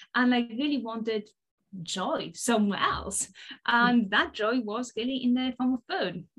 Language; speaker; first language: English; non-native, fluent; Polish